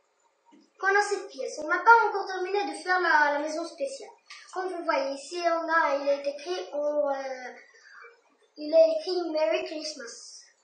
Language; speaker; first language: French; non-native, learner; Arabic